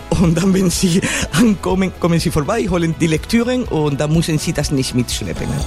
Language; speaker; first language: German; non-native, fluent; Spanish